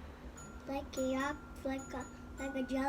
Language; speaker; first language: English; native; English